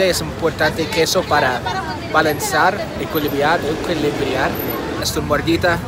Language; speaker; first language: Spanish; non-native, fluent; English